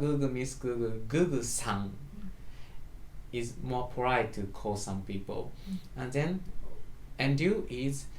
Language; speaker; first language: English; non-native, learner; Japanese